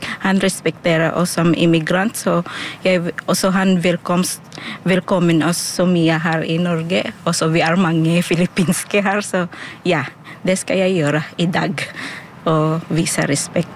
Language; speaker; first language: Norwegian; non-native, fluent; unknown